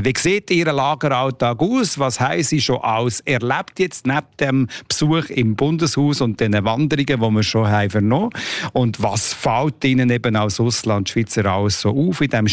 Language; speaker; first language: German; native; German